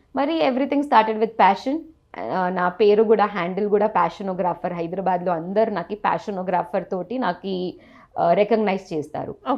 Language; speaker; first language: Telugu; non-native, local second language; Gujarati